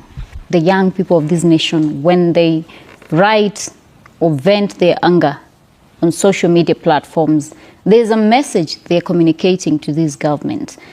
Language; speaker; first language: English; non-native, local second language; Kikuyu